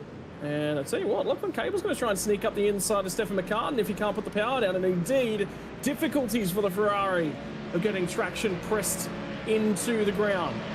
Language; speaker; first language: English; native; English